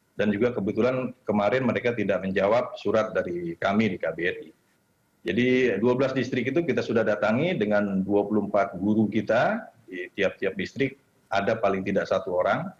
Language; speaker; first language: Indonesian; native; Indonesian